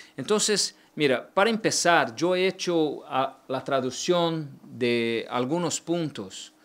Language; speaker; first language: Spanish; non-native, learner; Portuguese